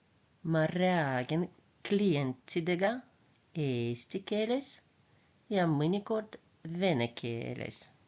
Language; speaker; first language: Estonian; non-native, local second language; Russian